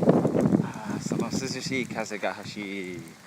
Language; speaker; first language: Japanese; non-native, fluent; English